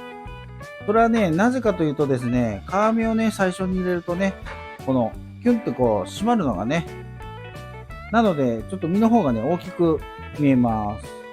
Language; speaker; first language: Japanese; native; Japanese